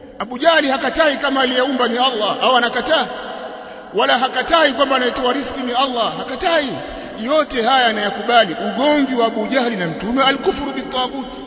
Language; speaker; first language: Swahili; native; Swahili